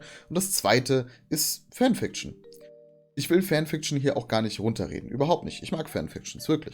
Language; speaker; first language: German; native; German